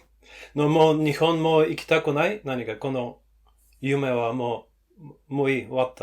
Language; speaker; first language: Japanese; non-native, fluent; Bulgarian